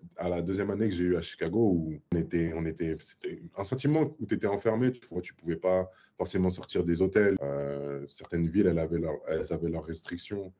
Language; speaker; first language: French; native; French